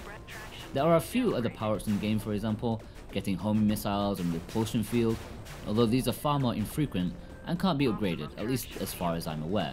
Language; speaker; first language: English; native; English